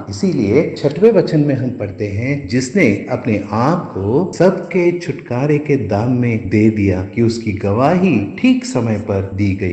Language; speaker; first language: Hindi; native; Hindi